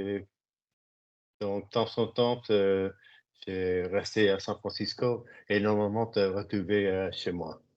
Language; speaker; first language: French; non-native, learner; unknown